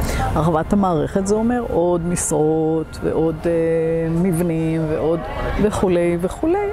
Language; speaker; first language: Hebrew; native; Hebrew